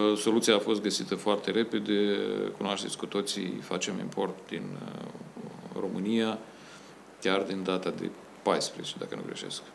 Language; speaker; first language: Romanian; native; Romanian